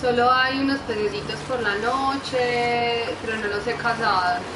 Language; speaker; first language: Spanish; native; Spanish